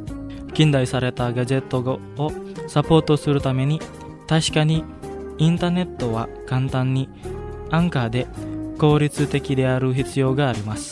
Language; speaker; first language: Japanese; non-native, fluent; Indonesian